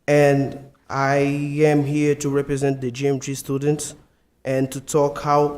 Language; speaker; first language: English; non-native, fluent; Portuguese